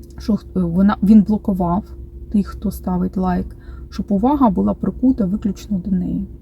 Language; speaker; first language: Ukrainian; non-native, local second language; Russian